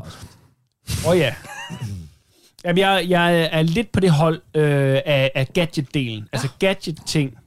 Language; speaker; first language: Danish; native; Danish